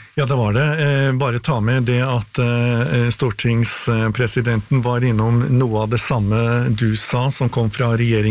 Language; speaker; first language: Norwegian; native; Norwegian